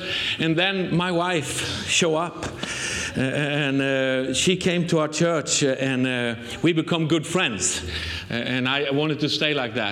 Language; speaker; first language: English; non-native, fluent; Swedish